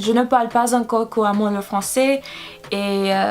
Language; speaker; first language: French; non-native, learner; English